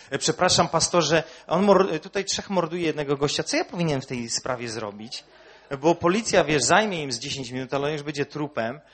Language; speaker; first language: Polish; early bilingual, heritage; Polish